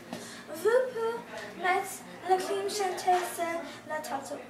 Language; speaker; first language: French; non-native, learner; English